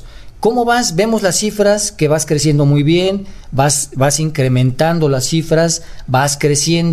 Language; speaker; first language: Spanish; native; Spanish